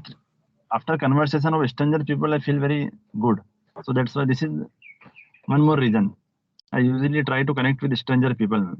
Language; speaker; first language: English; non-native, local second language; Hindi